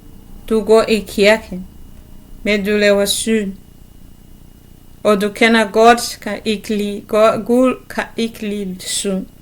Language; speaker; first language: Danish; non-native, learner; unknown